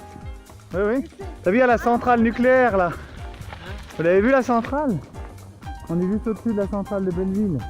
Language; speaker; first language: French; native; French